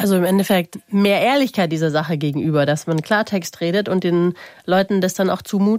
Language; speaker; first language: German; native; German